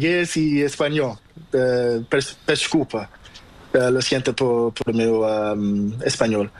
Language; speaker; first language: Spanish; non-native, learner; Portuguese